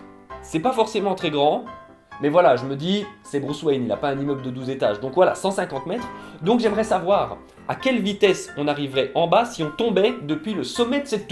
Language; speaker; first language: French; native; French